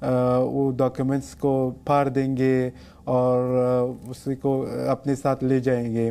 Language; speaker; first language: Hindi; non-native, learner; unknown